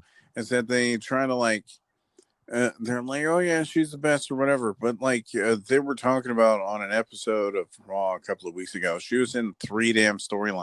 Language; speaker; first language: English; native; English